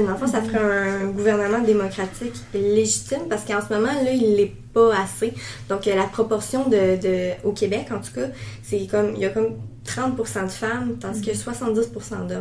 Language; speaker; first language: French; native; French